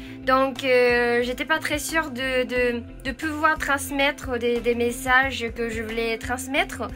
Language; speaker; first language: French; non-native, fluent; Japanese